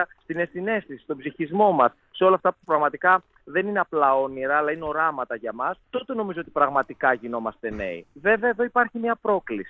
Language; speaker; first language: Greek; native; Greek